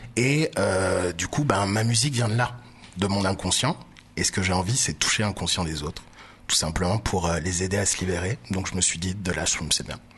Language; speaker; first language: French; early bilingual, other home language; Baoulé